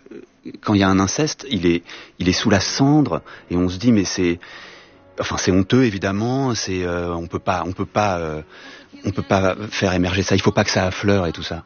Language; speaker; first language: French; native; French